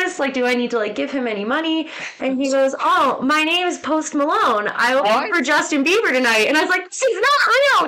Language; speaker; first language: English; native; English